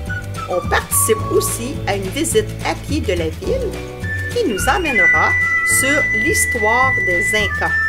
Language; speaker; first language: French; native; French